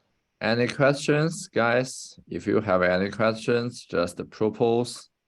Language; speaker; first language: English; non-native, fluent; Chinese